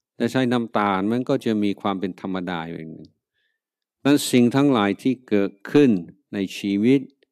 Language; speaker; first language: Thai; non-native, fluent; English